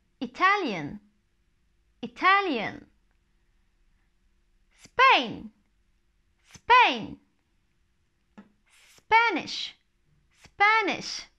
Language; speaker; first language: English; non-native, fluent; Turkish